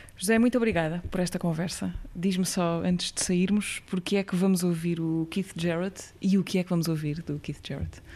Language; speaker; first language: Portuguese; native; Portuguese